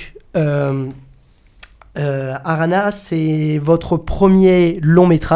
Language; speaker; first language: French; native; French